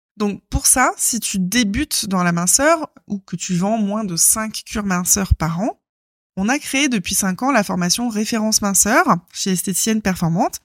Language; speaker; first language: French; native; French